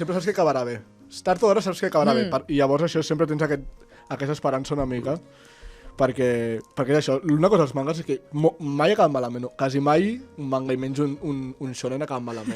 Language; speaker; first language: Catalan; native; Catalan